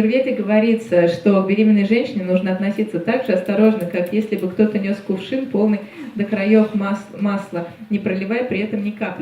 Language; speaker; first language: Russian; native; Russian